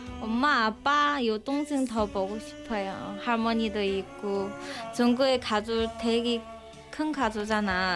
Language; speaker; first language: Korean; non-native, learner; Chinese